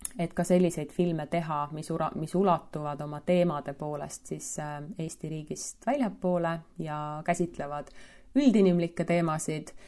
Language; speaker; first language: Estonian; native; Estonian